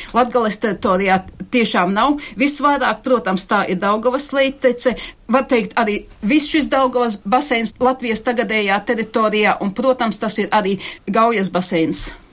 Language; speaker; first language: Latvian; native; Latvian